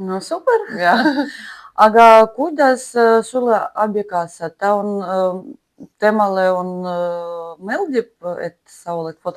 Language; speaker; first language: Estonian; non-native, learner; Russian